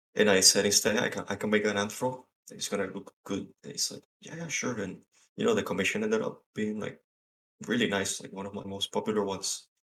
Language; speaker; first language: English; non-native, fluent; Spanish